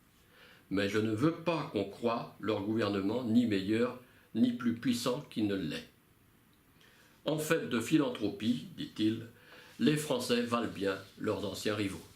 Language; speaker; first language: French; native; French